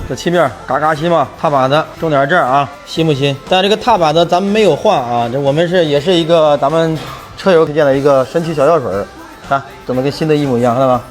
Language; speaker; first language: Chinese; native; Chinese